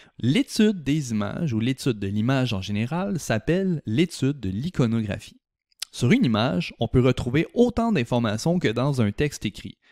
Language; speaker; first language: French; native; French